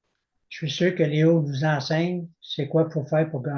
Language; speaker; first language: French; native; French